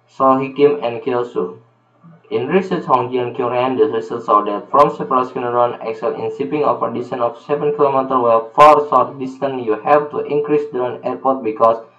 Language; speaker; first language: English; non-native, learner; Indonesian